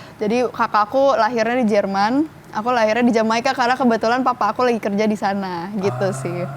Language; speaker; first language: Indonesian; early bilingual, other home language; English